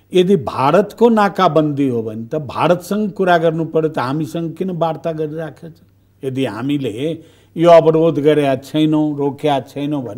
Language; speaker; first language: Nepali; non-native, local second language; Bhojpuri